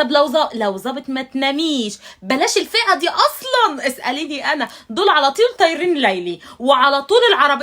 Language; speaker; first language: Arabic; native; Arabic